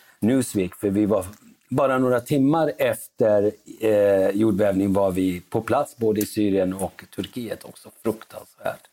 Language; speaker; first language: Swedish; early bilingual, other home language; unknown